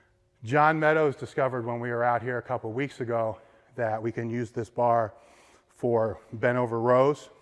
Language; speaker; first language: English; native; English